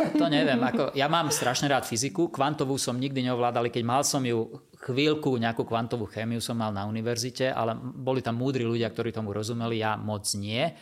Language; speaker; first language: Slovak; non-native, local second language; Hungarian